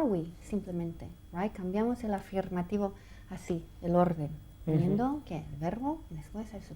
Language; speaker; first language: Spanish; non-native, fluent; English